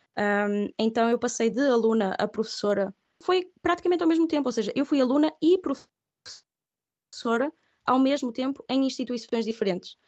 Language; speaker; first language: Portuguese; early bilingual, other home language; Catalan